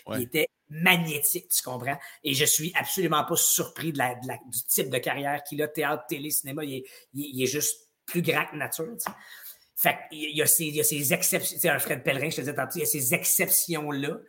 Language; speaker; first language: French; native; French